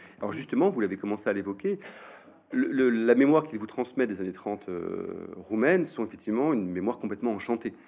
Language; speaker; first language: French; native; French